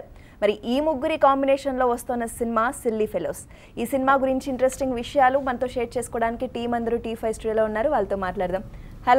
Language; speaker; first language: Telugu; native; Telugu